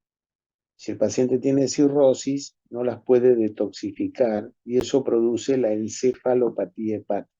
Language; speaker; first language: Spanish; native; Spanish